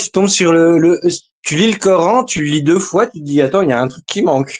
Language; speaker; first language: French; native; French